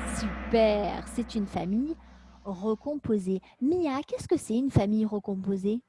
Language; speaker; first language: French; native; French